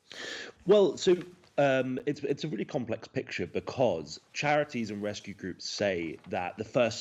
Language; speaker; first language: English; native; English